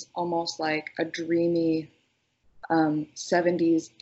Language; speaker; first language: English; native; English